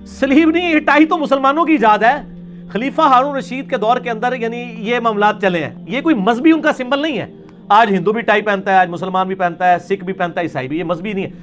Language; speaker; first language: Urdu; non-native, local second language; Punjabi